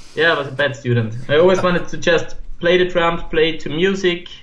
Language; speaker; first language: English; non-native, fluent; German